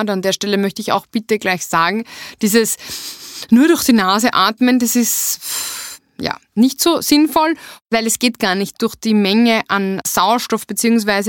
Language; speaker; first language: German; native; German